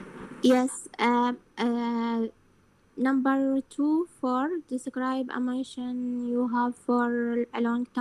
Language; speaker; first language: English; non-native, learner; Arabic